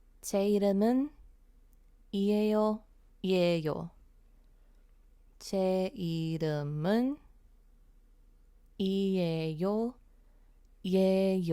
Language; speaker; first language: Korean; non-native, fluent; English